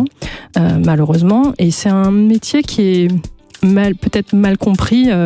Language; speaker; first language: French; native; French